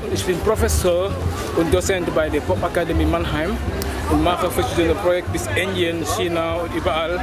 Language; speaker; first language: German; non-native, fluent; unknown